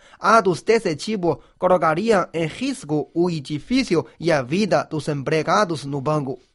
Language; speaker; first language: Portuguese; non-native, fluent; Chinese